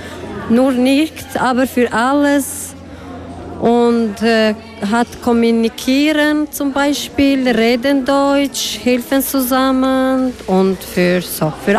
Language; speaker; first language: German; non-native, learner; Albanian